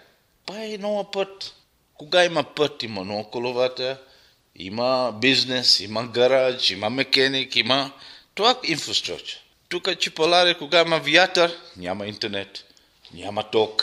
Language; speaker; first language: Bulgarian; non-native, local second language; Arabic